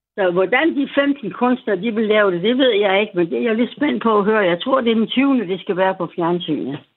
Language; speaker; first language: Danish; native; Danish